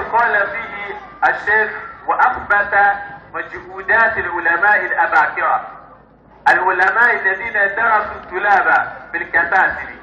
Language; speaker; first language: Arabic; non-native, fluent; Yoruba